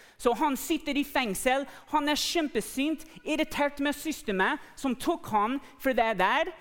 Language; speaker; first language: Norwegian; non-native, fluent; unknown